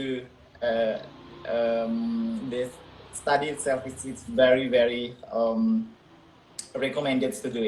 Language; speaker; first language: English; non-native, local second language; Indonesian